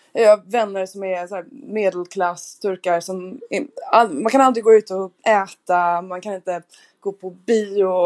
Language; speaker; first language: Swedish; non-native, fluent; English